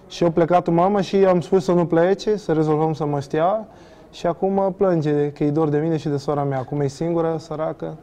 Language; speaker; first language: Romanian; non-native, fluent; Portuguese